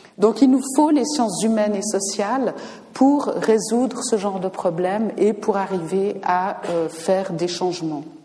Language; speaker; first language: French; native; French